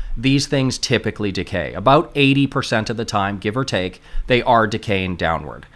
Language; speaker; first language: English; native; English